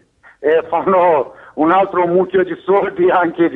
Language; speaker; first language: Italian; non-native, fluent; Romanian